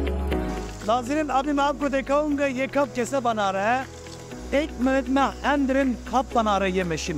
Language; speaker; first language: Hindi; non-native, learner; Turkish